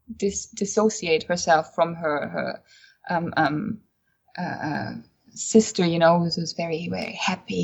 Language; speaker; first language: English; non-native, fluent; German